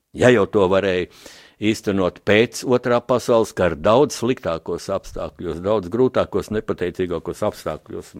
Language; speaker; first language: Latvian; native; Latvian